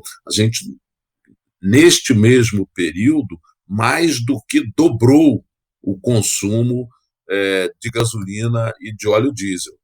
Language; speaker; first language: Portuguese; native; Portuguese